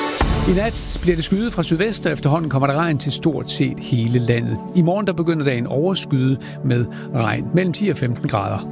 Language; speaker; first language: Danish; native; Danish